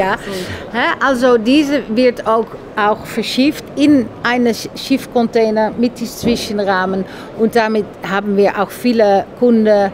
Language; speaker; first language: German; non-native, fluent; Dutch